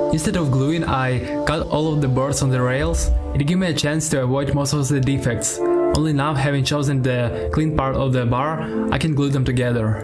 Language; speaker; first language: English; non-native, learner; Ukrainian